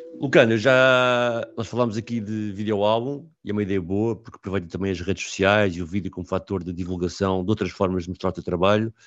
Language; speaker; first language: Portuguese; native; Portuguese